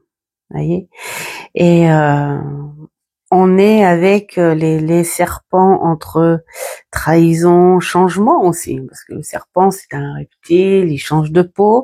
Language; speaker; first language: French; native; French